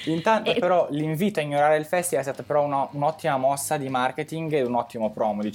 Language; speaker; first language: Italian; native; Italian